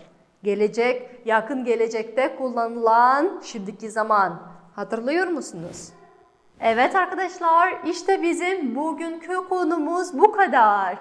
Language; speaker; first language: Turkish; non-native, fluent; Kazakh